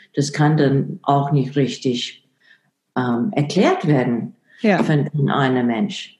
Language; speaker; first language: German; non-native, fluent; English